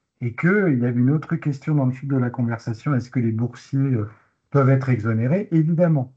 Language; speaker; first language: French; native; French